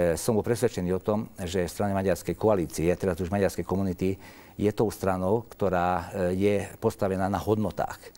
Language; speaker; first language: Slovak; non-native, local second language; Hungarian